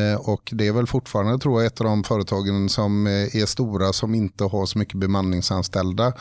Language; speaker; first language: Swedish; native; Swedish